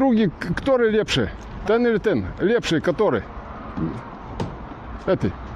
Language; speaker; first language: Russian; non-native, learner; Lithuanian